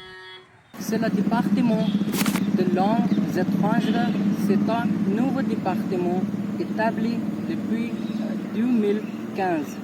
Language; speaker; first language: French; non-native, learner; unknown